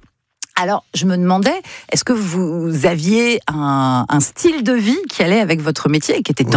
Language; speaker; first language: French; native; French